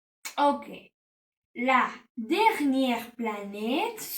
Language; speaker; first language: French; non-native, learner; Spanish